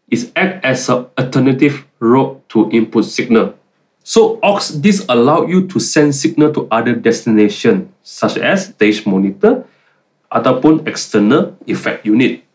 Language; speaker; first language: English; non-native, local second language; Malay